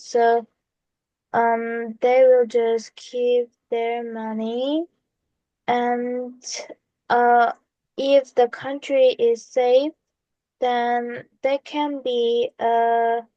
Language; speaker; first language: English; non-native, learner; Korean